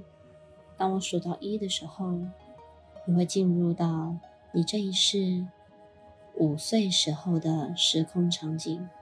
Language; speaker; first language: Chinese; native; Chinese